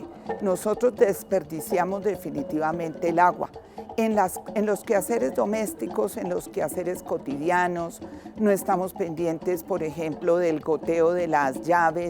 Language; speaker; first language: Spanish; native; Spanish